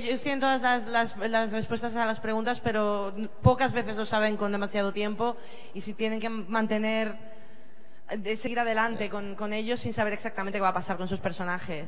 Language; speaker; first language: Spanish; native; Spanish